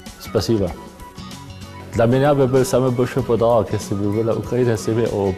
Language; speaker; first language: Russian; non-native, fluent; German